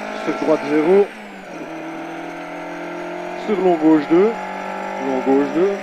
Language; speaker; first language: French; native; French